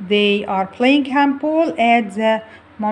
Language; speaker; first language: English; non-native, fluent; Arabic